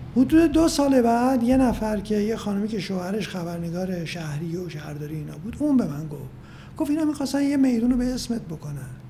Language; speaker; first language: Persian; non-native, local second language; Armenian